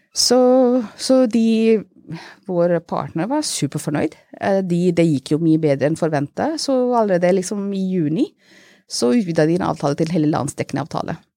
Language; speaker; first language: Norwegian; non-native, fluent; Hindi